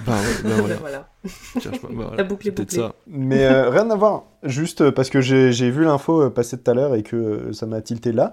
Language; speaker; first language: French; native; French